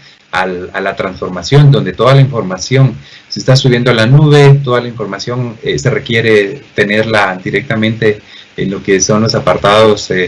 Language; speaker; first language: Spanish; native; Spanish